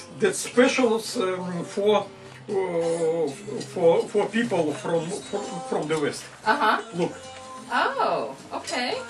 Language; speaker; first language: English; non-native, learner; Russian